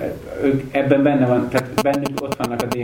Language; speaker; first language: Hungarian; native; Hungarian